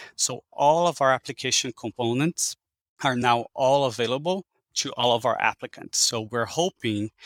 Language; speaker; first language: English; early bilingual, other home language; Portuguese